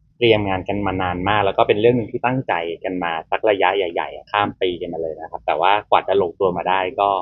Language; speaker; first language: Thai; native; Thai